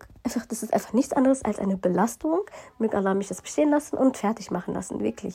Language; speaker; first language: German; early bilingual, other home language; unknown